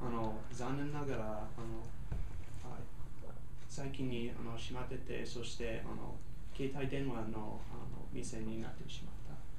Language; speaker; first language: Japanese; non-native, learner; English